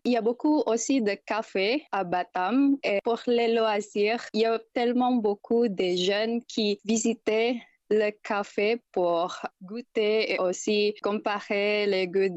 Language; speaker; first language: French; non-native, fluent; Indonesian